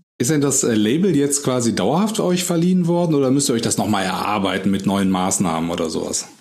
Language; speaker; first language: German; native; German